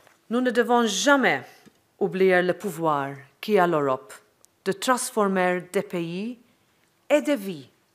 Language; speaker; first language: French; non-native, fluent; Maltese